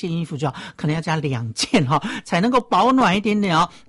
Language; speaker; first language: Chinese; native; Chinese